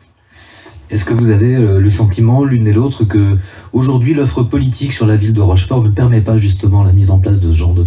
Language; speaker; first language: French; native; French